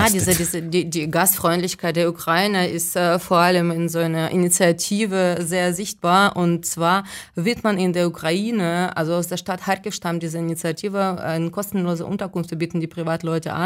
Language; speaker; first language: German; non-native, fluent; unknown